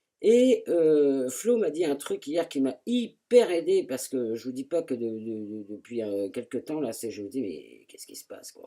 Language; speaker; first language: French; native; French